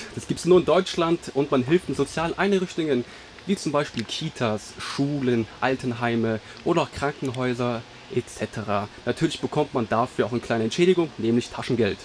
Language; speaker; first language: German; early bilingual, other home language; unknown